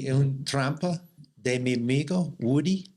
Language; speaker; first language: Spanish; non-native, learner; English